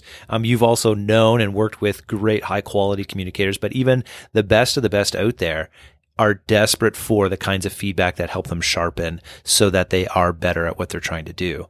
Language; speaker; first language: English; native; English